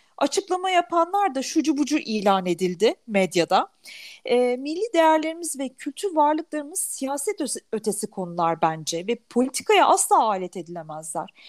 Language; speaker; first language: Turkish; native; Turkish